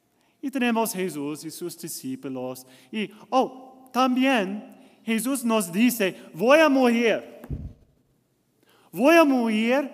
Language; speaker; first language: Spanish; non-native, learner; English